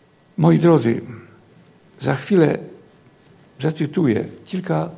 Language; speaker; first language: Polish; native; Polish